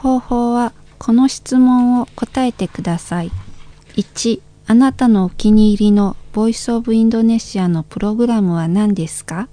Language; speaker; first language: Japanese; non-native, fluent; Indonesian